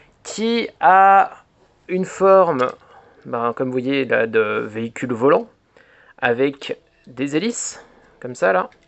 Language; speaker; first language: French; native; French